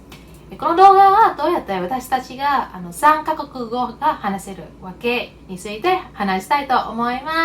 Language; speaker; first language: Japanese; non-native, fluent; Vietnamese